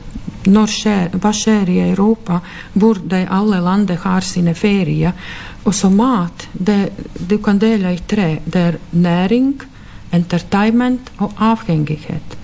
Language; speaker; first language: Norwegian; non-native, fluent; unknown